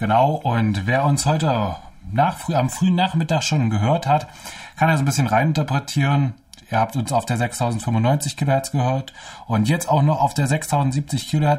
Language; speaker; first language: German; native; German